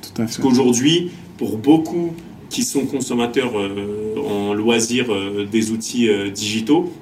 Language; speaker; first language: French; native; French